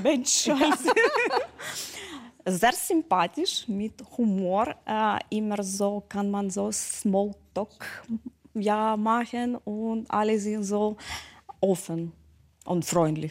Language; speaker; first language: German; non-native, learner; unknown